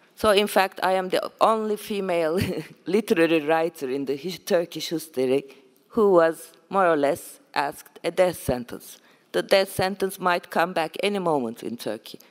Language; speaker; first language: English; non-native, fluent; Turkish